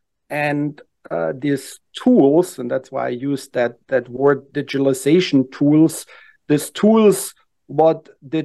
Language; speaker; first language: English; non-native, fluent; German